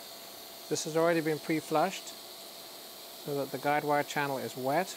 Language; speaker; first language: English; native; English